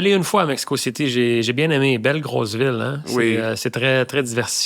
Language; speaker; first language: French; native; French